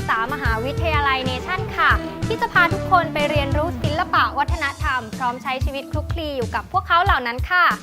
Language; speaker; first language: Thai; native; Thai